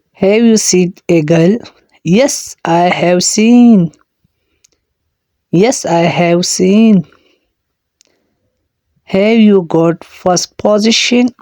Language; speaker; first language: English; non-native, learner; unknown